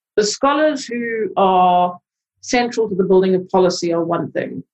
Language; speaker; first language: English; native; English